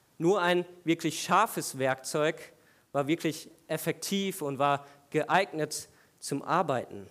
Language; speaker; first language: German; native; German